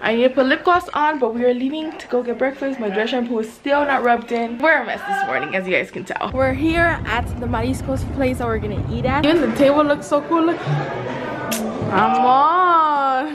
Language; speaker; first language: English; early bilingual, other home language; Spanish